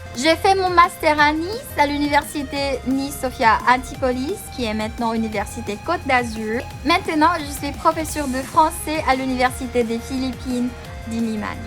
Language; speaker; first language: French; non-native, fluent; Filipino